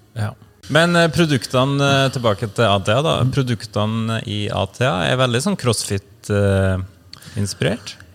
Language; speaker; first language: Norwegian; native; Norwegian